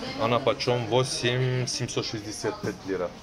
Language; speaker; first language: Russian; non-native, learner; Turkish